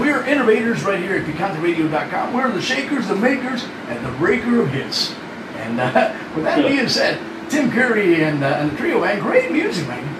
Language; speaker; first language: English; early bilingual, other home language; Spanish